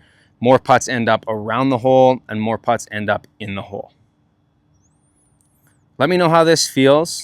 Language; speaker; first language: English; native; English